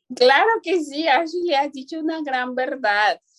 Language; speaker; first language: Spanish; non-native, local second language; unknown